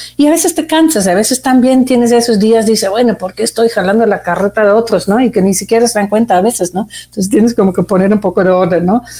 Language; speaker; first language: Spanish; non-native, fluent; Dutch